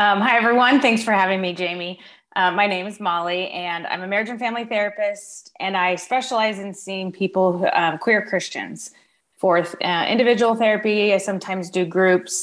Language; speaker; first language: English; native; English